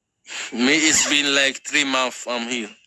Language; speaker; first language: English; non-native, fluent; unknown